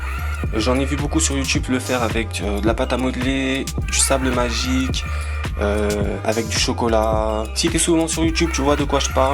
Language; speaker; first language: French; native; French